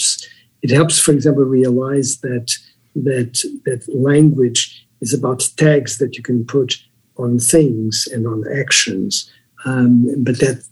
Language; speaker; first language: English; non-native, fluent; Portuguese